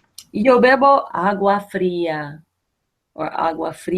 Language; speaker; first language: Spanish; non-native, fluent; English